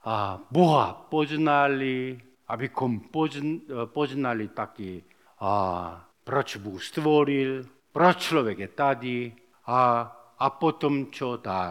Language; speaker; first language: Czech; non-native, learner; Korean